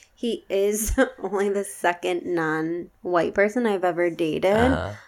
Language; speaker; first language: English; native; English